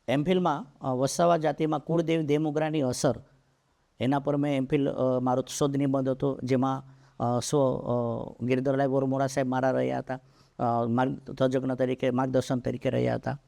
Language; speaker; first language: Gujarati; non-native, local second language; Vasavi